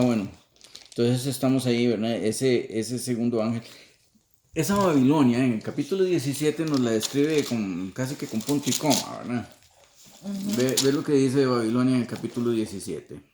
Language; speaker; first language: Spanish; native; Spanish